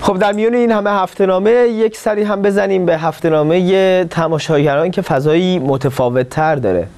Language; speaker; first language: Persian; native; Persian